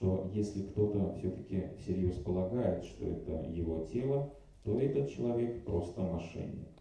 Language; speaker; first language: Russian; native; Russian